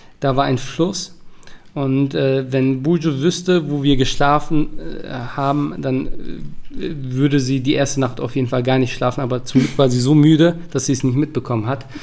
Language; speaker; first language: German; early bilingual, other home language; Turkish